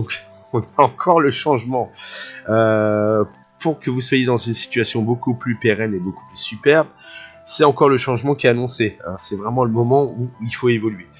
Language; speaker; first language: French; native; French